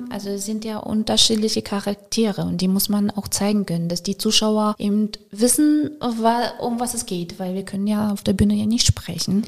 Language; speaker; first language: German; non-native, fluent; Russian